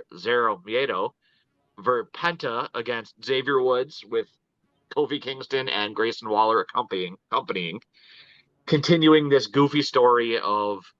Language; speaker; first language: English; native; English